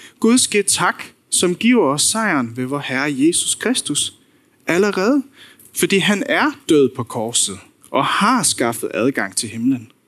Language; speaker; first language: Danish; non-native, local second language; Faroese